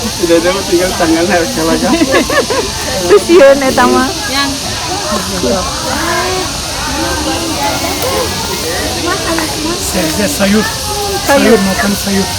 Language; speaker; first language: Indonesian; non-native, learner; Turkish